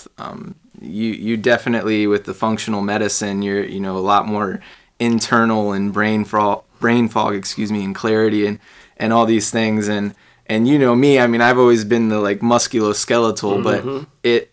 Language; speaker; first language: English; native; English